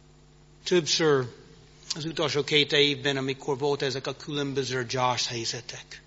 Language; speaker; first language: Hungarian; non-native, fluent; English